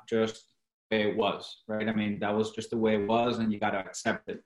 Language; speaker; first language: English; non-native, fluent; Spanish